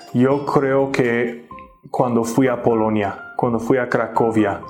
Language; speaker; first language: Spanish; non-native, fluent; English